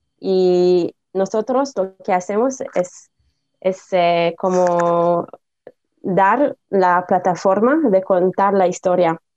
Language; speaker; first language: Spanish; non-native, learner; Hebrew